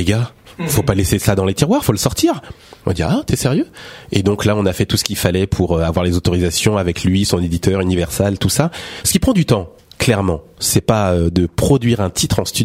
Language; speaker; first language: French; native; French